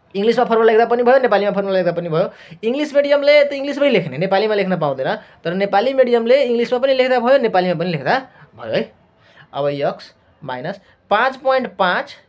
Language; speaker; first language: Nepali; non-native, local second language; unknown